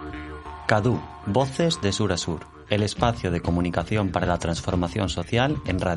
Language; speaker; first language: Spanish; native; Spanish